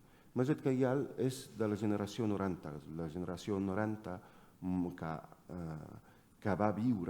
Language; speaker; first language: Catalan; non-native, fluent; Arabic